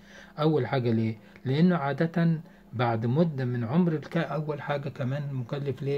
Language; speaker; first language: Arabic; native; Arabic